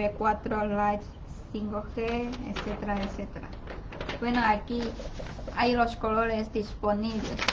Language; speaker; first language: Spanish; non-native, learner; Chinese